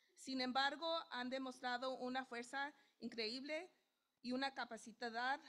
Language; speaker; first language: Spanish; non-native, learner; English